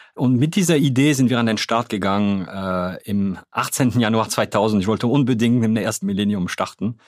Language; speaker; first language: German; non-native, fluent; French